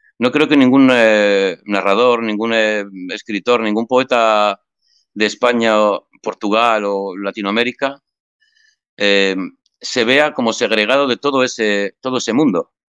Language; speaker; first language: Spanish; native; Spanish